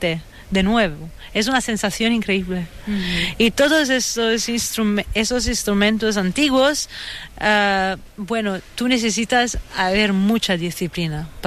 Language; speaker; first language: Spanish; non-native, fluent; Italian